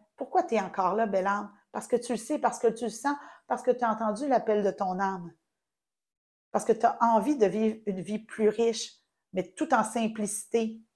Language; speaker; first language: French; native; French